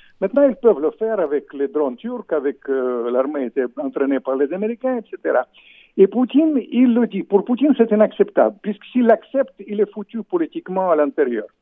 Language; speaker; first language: French; non-native, fluent; Russian